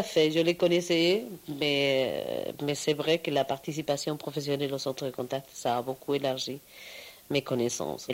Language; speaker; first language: French; non-native, fluent; Spanish